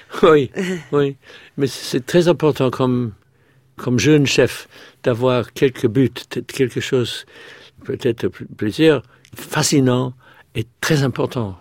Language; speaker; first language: French; non-native, fluent; English